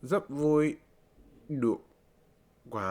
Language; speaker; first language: Vietnamese; non-native, learner; English